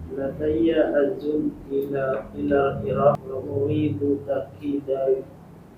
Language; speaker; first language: Arabic; non-native, learner; Filipino